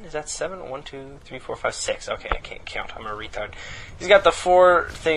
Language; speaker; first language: English; native; English